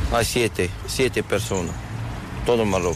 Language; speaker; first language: Spanish; non-native, learner; Arabic